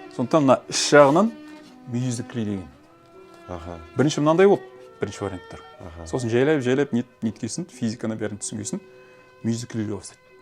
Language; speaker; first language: Kazakh; native; Kazakh